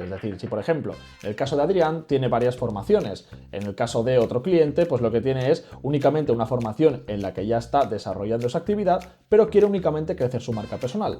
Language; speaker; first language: Spanish; native; Spanish